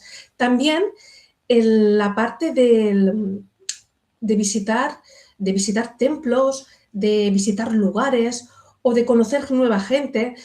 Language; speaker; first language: Spanish; native; Spanish